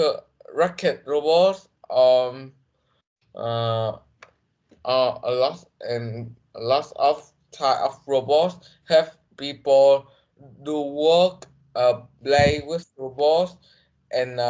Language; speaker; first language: English; non-native, learner; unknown